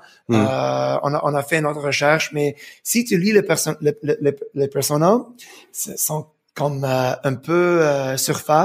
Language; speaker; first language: French; early bilingual, heritage; French